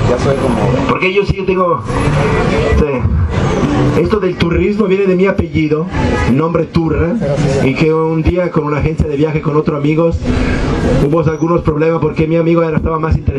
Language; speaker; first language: Spanish; non-native, fluent; Italian